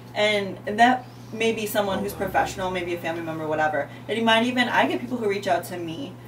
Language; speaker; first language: English; native; English